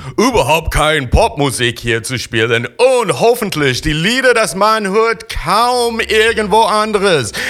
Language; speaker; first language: German; non-native, learner; English